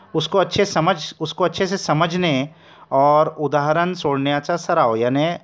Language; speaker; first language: Hindi; non-native, local second language; Marathi